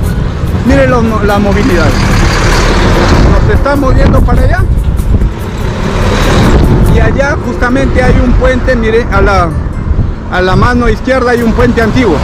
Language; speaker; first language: Spanish; native; Spanish